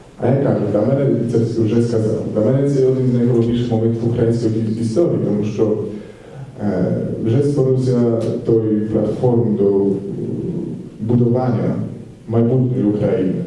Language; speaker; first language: Ukrainian; non-native, learner; Polish